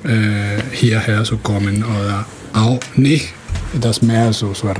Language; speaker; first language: German; non-native, fluent; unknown